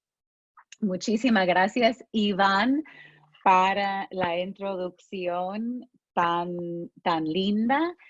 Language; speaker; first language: Spanish; non-native, fluent; English